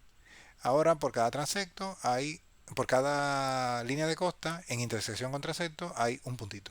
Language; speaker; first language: Spanish; native; Spanish